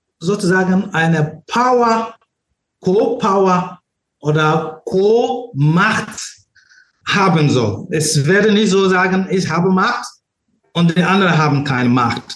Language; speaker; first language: German; non-native, learner; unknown